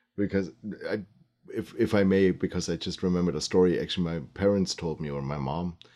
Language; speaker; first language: English; early bilingual, other home language; German